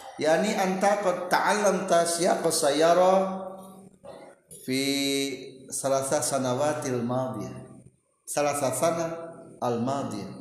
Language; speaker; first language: Arabic; non-native, learner; Indonesian